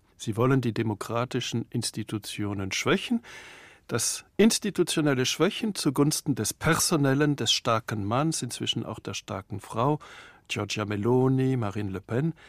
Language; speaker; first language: German; native; German